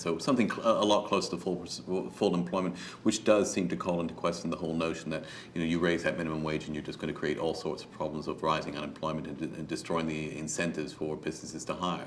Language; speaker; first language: English; native; English